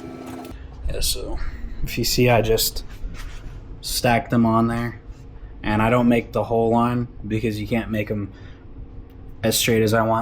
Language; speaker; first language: English; native; English